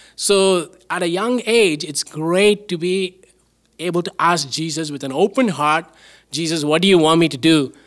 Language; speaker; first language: English; non-native, local second language; Tamil